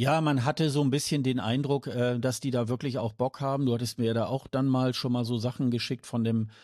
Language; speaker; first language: German; native; German